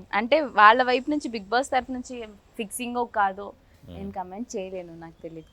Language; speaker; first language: Telugu; native; Telugu